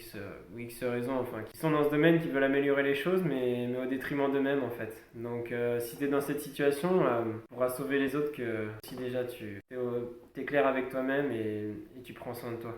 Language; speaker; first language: French; native; French